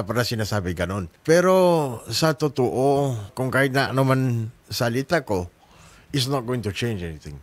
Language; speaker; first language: Filipino; non-native, learner; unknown